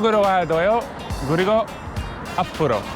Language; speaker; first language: Korean; non-native, learner; English